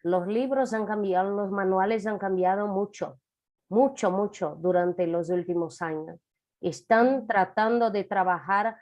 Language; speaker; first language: Spanish; non-native, fluent; Portuguese